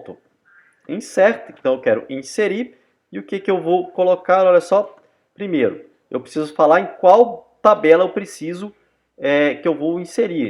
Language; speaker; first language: Portuguese; native; Portuguese